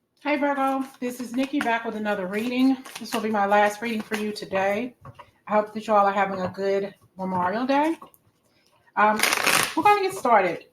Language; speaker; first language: English; native; English